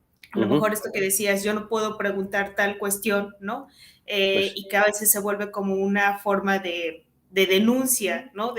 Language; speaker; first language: Spanish; native; Spanish